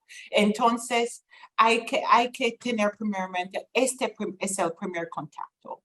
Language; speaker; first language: Spanish; non-native, fluent; English